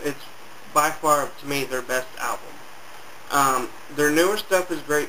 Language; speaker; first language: English; native; English